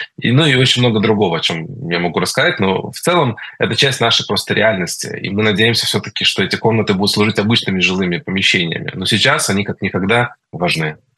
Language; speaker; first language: Russian; early bilingual, heritage; Russian